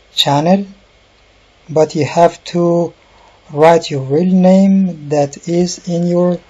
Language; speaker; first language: English; non-native, learner; Persian